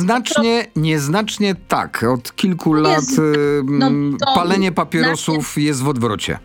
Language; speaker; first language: Polish; native; Polish